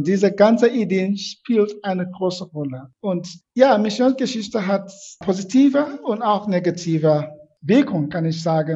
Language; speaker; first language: German; non-native, fluent; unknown